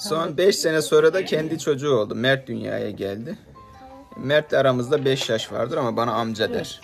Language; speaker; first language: Turkish; native; Turkish